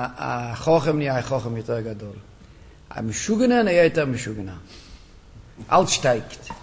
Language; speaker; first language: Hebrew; non-native, local second language; Yiddish